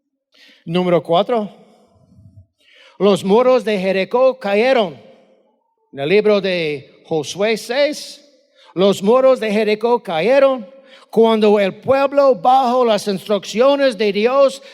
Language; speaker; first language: Spanish; non-native, fluent; English